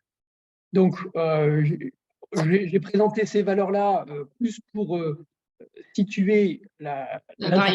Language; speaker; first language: French; native; French